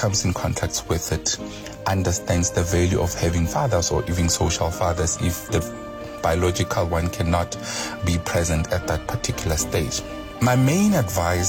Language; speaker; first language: English; non-native, local second language; Tswana